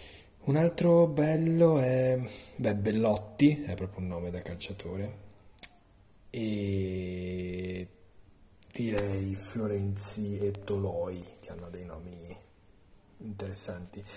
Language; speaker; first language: Italian; native; Italian